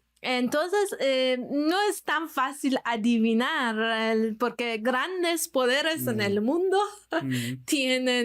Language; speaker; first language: Spanish; non-native, fluent; Persian